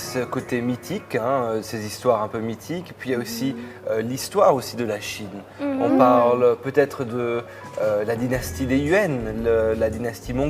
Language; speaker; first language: French; native; French